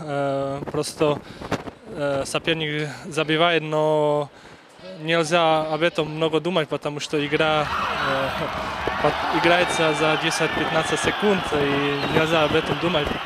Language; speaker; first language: Russian; non-native, local second language; Latvian